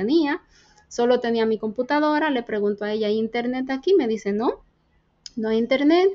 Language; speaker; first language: Spanish; native; Spanish